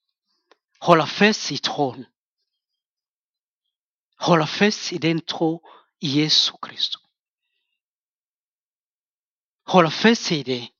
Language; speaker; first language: Danish; non-native, fluent; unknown